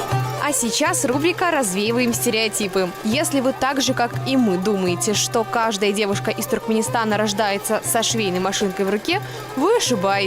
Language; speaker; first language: Russian; native; Russian